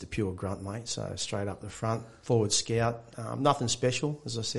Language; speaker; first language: English; native; English